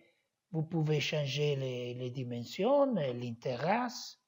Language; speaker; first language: French; non-native, learner; Italian